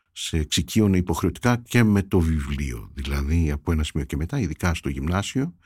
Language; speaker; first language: Greek; early bilingual, heritage; Greek